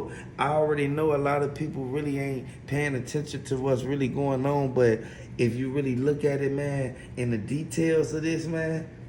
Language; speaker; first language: English; native; English